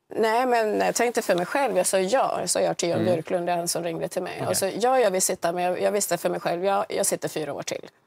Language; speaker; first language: Swedish; early bilingual, other home language; Swahili